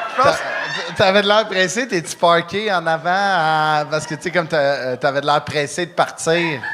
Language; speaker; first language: French; native; French